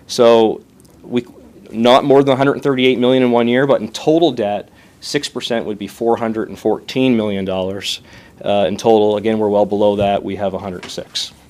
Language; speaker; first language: English; native; English